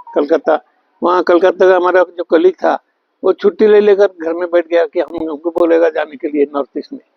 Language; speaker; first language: Hindi; non-native, local second language; Bangla